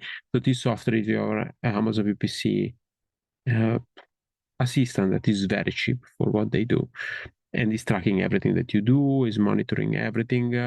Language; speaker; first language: English; non-native, fluent; Italian